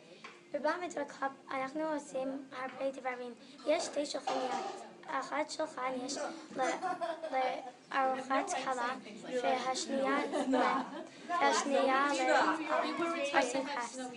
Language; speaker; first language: Hebrew; non-native, learner; English